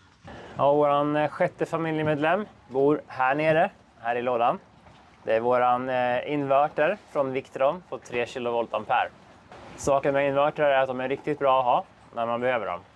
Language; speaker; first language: Swedish; native; Swedish